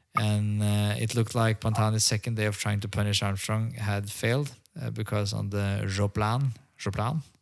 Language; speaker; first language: English; non-native, fluent; Norwegian